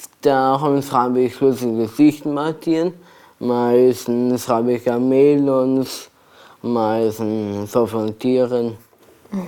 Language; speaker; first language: German; non-native, learner; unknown